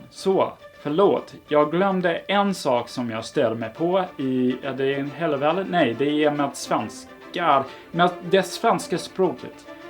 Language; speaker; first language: Swedish; non-native, fluent; English